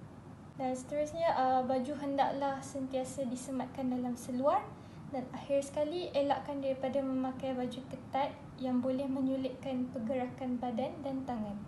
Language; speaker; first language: Malay; native; Malay